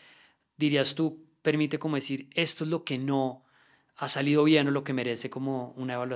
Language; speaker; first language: Spanish; native; Spanish